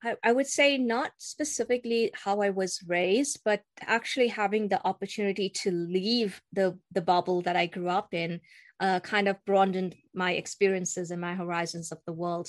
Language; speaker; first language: English; native; English